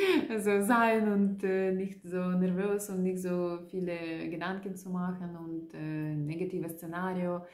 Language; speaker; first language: German; non-native, learner; Russian